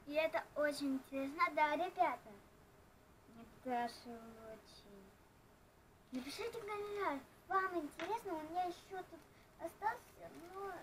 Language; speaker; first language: Russian; non-native, local second language; Ukrainian